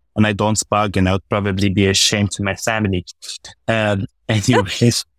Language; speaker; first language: English; non-native, fluent; Arabic